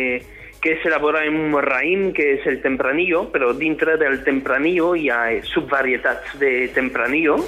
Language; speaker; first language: Catalan; non-native, fluent; French